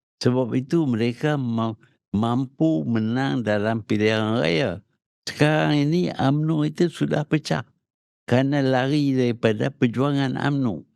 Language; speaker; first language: Malay; native; Malay